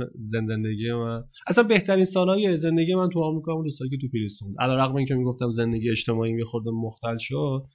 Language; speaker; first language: Persian; native; Persian